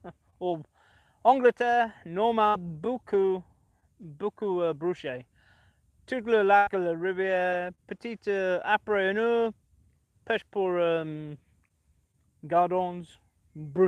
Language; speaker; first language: French; non-native, learner; English